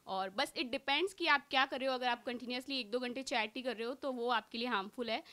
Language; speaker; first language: Hindi; native; Hindi